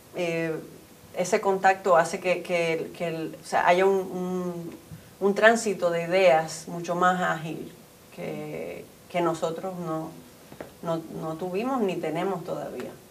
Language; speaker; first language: Spanish; early bilingual, heritage; Spanish